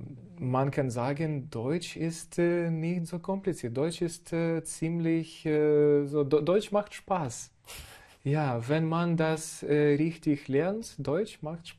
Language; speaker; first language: German; non-native, fluent; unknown